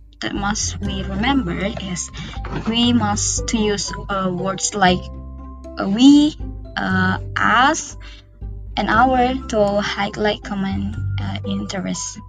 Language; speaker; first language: English; non-native, learner; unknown